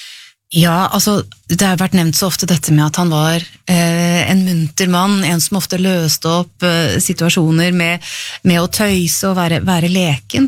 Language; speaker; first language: Norwegian; native; Norwegian